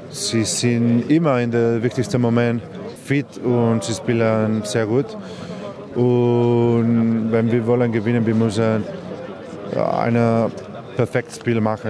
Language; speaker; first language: German; non-native, learner; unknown